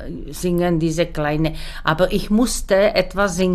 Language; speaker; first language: German; non-native, learner; Czech